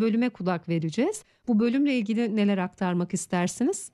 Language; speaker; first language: Turkish; native; Turkish